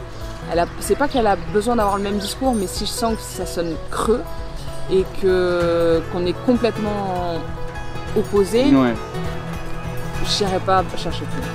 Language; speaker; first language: French; native; French